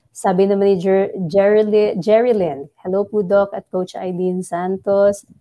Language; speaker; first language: Filipino; non-native, local second language; Bikol